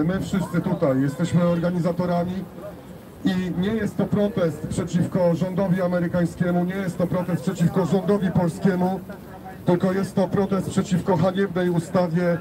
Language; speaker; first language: Polish; native; Polish